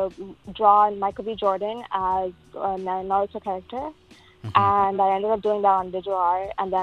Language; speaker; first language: English; non-native, local second language; Tamil